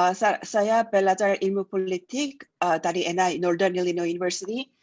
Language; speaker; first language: Indonesian; non-native, learner; Korean